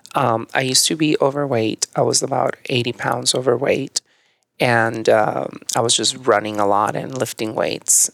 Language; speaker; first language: English; early bilingual, other home language; Spanish